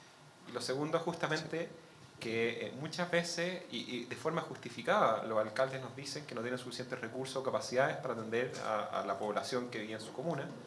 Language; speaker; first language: Spanish; native; Spanish